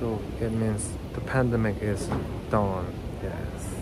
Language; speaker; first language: English; non-native, fluent; Korean